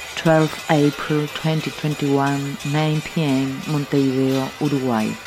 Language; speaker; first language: English; non-native, fluent; Spanish